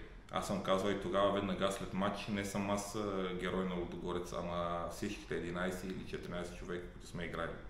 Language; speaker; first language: Bulgarian; non-native, fluent; Romanian